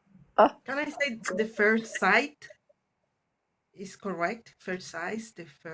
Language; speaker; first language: English; non-native, learner; Spanish